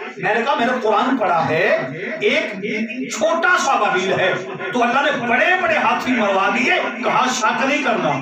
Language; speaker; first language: Urdu; non-native, local second language; Punjabi